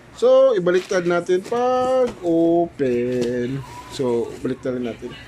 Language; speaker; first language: Filipino; non-native, local second language; Cebuano